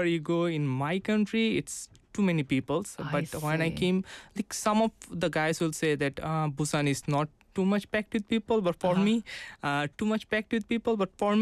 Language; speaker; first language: English; non-native, local second language; Bangla